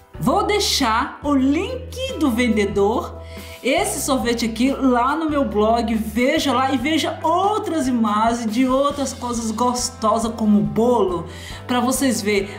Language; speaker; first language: Portuguese; native; Portuguese